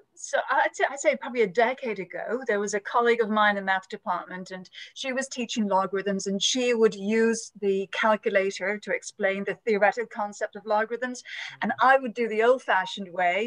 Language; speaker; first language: English; native; English